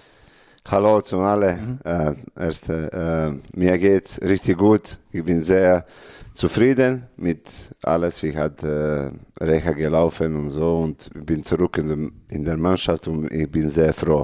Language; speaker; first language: German; non-native, learner; Serbian